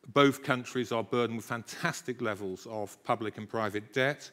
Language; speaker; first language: English; native; English